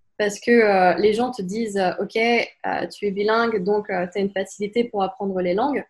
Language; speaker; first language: French; native; French